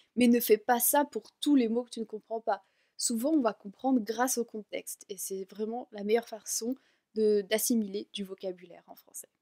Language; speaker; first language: French; native; French